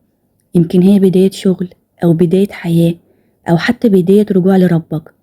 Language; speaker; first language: Arabic; native; Arabic